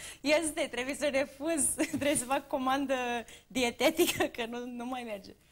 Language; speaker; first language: Romanian; early bilingual, heritage; Romanian